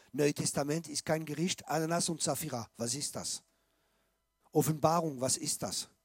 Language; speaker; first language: German; non-native, fluent; French